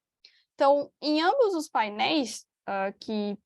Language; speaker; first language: Portuguese; native; Portuguese